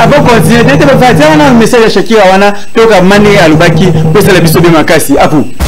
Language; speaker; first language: French; non-native, local second language; Lingala